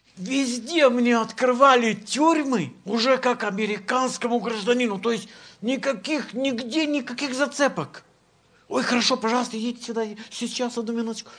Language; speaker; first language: Russian; native; Russian